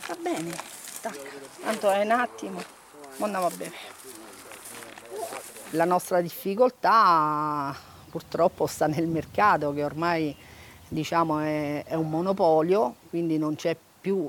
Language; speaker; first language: Italian; native; Italian